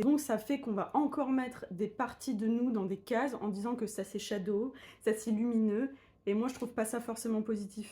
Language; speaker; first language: French; native; French